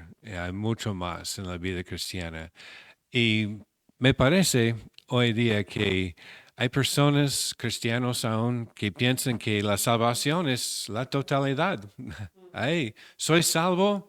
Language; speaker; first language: Spanish; non-native, fluent; English